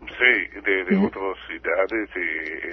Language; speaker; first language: Spanish; non-native, fluent; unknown